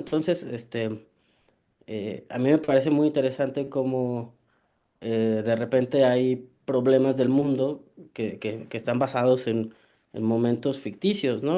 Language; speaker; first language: Spanish; native; Spanish